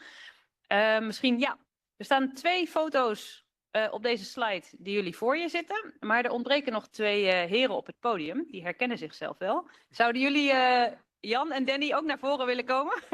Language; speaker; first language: Dutch; native; Dutch